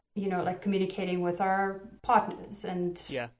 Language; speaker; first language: English; native; English